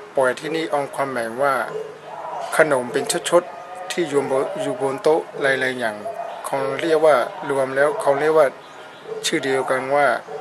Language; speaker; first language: Thai; non-native, fluent; Burmese